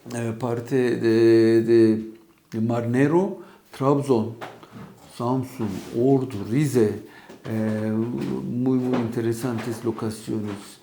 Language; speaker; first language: Spanish; non-native, fluent; Turkish